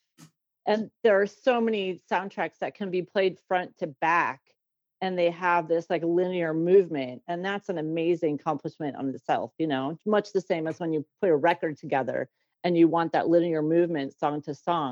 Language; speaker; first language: English; native; English